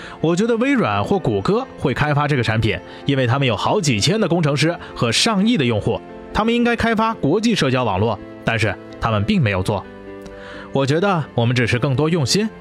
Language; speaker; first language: Chinese; non-native, learner; English